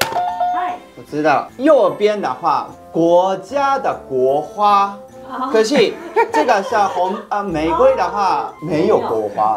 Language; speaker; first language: Chinese; non-native, fluent; Japanese